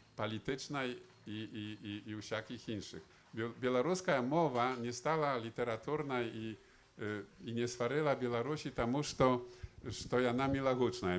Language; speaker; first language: Polish; non-native, local second language; Belarusian